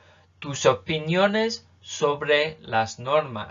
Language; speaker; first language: Spanish; non-native, fluent; English